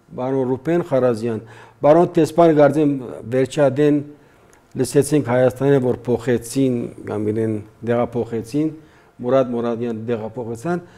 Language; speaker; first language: Armenian; early bilingual, heritage; Armenian